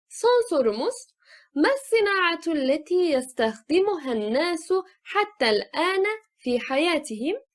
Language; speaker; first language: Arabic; non-native, fluent; Turkish